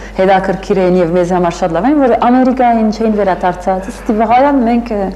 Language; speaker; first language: Armenian; early bilingual, heritage; Armenian